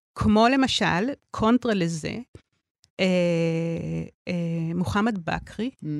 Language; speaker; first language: Hebrew; native; Hebrew